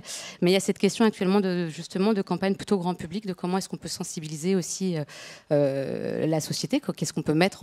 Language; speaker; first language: French; native; French